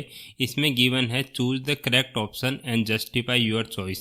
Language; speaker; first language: Hindi; native; Hindi